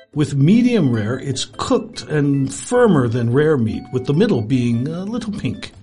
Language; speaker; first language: English; native; English